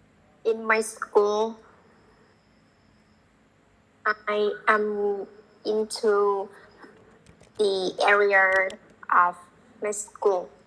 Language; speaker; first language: English; non-native, learner; Vietnamese